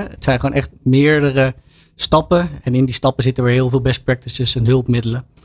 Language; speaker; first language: Dutch; native; Dutch